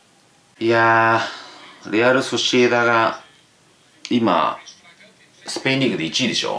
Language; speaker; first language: Japanese; native; Japanese